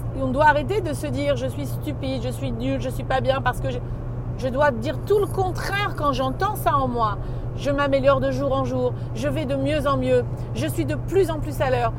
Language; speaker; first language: French; native; French